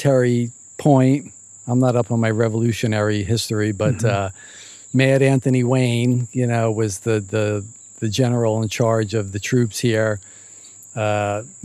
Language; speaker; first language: English; native; English